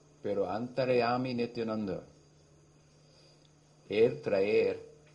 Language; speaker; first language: Spanish; non-native, learner; English